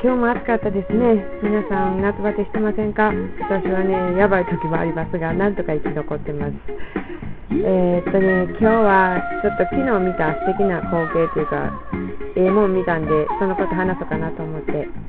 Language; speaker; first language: Japanese; native; Japanese